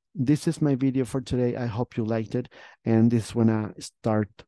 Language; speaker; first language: English; non-native, fluent; Spanish